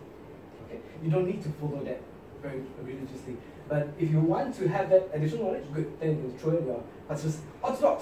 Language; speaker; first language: English; non-native, local second language; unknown